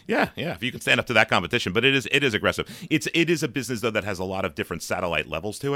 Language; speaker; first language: English; native; English